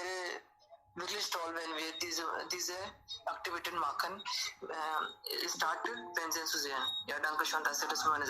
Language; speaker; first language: German; non-native, learner; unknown